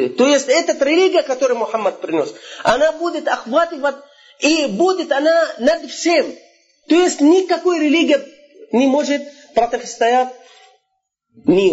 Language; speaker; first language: Russian; non-native, fluent; Arabic